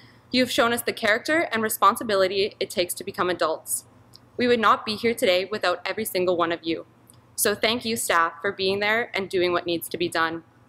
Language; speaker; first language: English; native; English